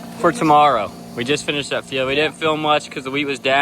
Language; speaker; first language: English; native; English